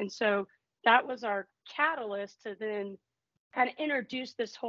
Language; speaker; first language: English; native; English